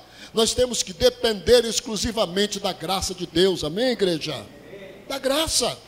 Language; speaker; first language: Portuguese; native; Portuguese